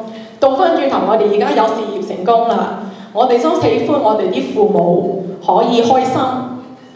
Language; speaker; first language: Cantonese; early bilingual, heritage; Cantonese